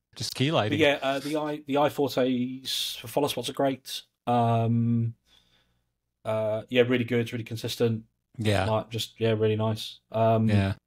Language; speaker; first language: English; native; English